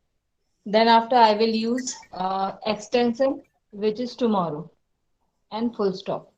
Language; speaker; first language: English; non-native, learner; Hindi